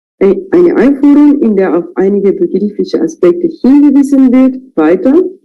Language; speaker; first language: German; non-native, fluent; Spanish